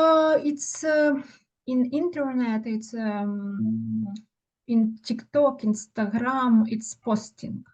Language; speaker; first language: English; non-native, learner; Ukrainian